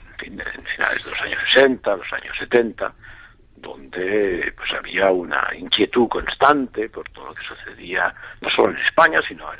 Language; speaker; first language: Spanish; native; Spanish